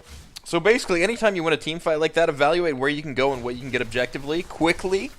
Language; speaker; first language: English; native; English